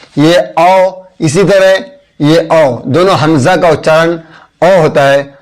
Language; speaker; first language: Hindi; native; Hindi